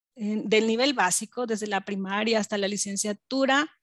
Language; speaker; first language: Spanish; native; Spanish